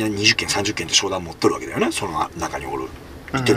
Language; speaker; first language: Japanese; native; Japanese